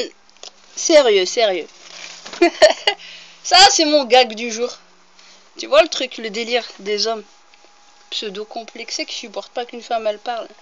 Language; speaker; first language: French; early bilingual, other home language; Arabic